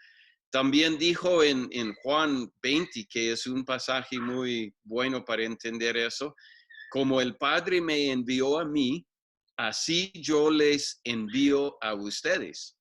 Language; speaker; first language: Spanish; non-native, fluent; English